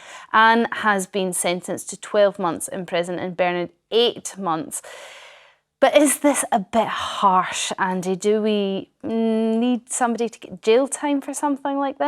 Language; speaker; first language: English; native; English